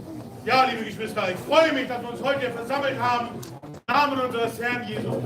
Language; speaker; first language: German; native; German